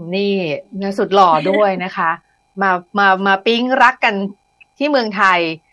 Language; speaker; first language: Thai; native; Thai